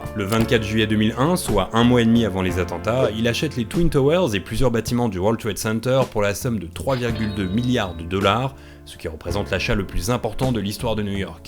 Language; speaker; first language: French; native; French